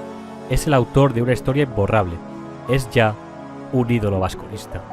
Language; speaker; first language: Spanish; native; Spanish